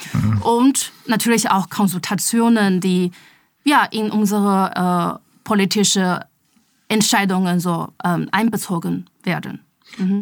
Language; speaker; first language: German; non-native, fluent; Chinese